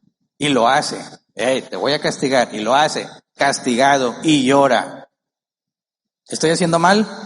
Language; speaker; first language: Spanish; native; Spanish